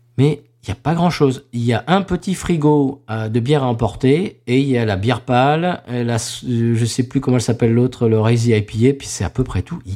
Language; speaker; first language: French; native; French